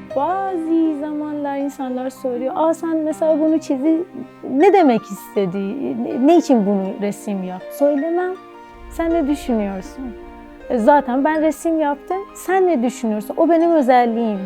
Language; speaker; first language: Turkish; non-native, learner; Persian